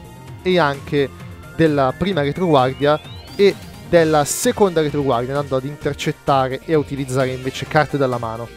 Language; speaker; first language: Italian; native; Italian